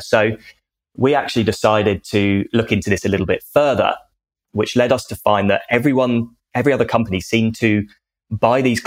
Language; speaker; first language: English; native; English